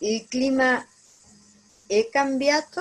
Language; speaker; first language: Italian; non-native, learner; Spanish